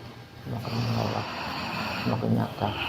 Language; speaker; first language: Indonesian; native; Indonesian